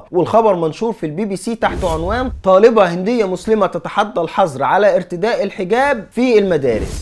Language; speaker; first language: Arabic; native; Arabic